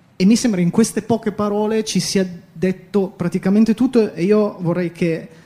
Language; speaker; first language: Italian; native; Italian